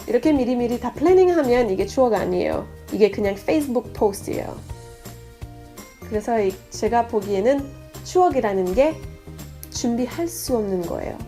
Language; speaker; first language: Korean; non-native, fluent; French